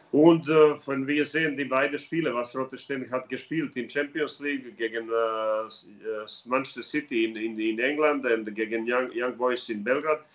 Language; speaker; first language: German; non-native, learner; Serbian